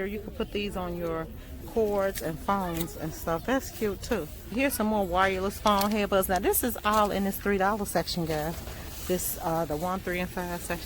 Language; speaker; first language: English; native; English